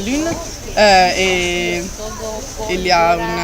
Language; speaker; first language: French; non-native, learner; Italian